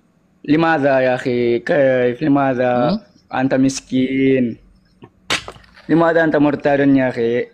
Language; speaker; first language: Arabic; non-native, learner; Indonesian